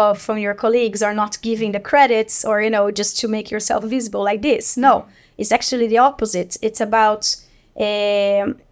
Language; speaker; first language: English; non-native, fluent; Portuguese